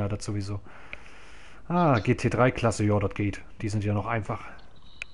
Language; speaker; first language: German; native; German